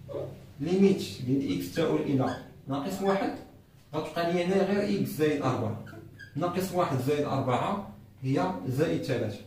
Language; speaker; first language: Arabic; native; Arabic